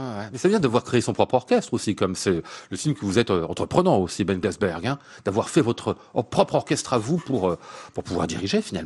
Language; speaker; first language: French; native; French